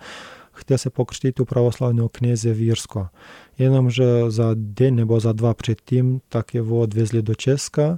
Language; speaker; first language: Czech; non-native, learner; Romanian